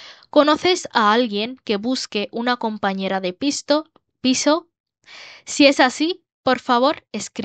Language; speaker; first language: Spanish; non-native, learner; Bangla